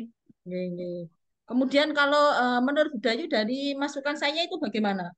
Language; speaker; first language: Indonesian; native; Indonesian